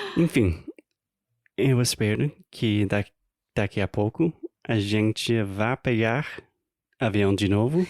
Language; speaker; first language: Portuguese; non-native, fluent; English